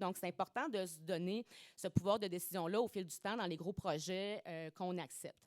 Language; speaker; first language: French; native; French